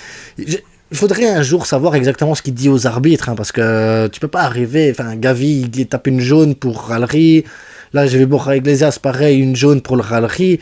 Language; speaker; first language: French; native; French